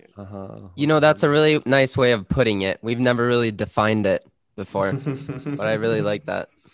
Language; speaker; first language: English; non-native, fluent; Swedish